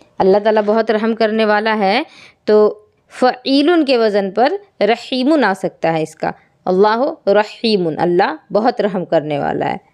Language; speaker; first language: Urdu; native; Urdu